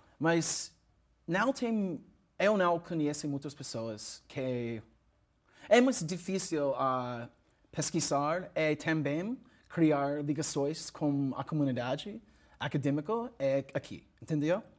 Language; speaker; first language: Portuguese; non-native, learner; English